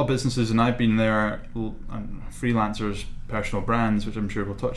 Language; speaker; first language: English; native; English